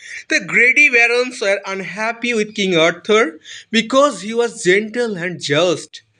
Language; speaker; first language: English; non-native, local second language; Bangla